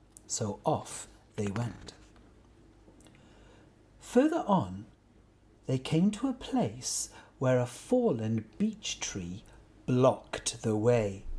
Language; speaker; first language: English; native; English